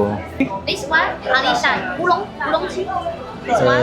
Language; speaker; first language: English; non-native, learner; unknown